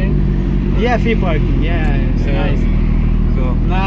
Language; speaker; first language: English; non-native, learner; Hindi